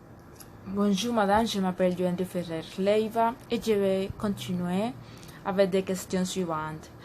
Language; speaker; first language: French; non-native, learner; Spanish